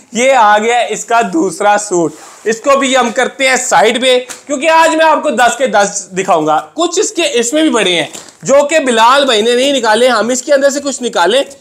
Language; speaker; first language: Urdu; non-native, local second language; Punjabi